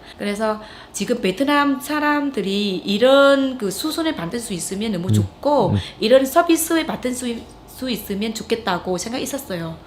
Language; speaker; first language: Korean; non-native, fluent; Vietnamese